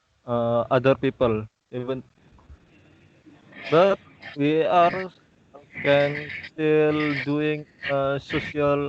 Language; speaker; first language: English; non-native, learner; Indonesian